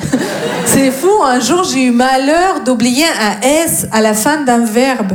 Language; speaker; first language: French; non-native, fluent; Russian